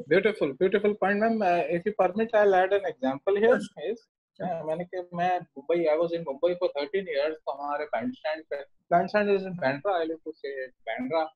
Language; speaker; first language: Hindi; native; Hindi